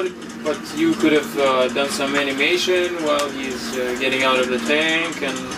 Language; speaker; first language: English; non-native, fluent; Russian